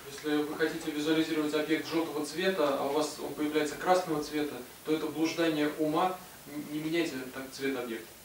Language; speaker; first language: Russian; native; Russian